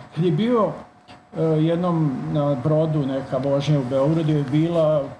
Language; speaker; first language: Serbian; native; Serbian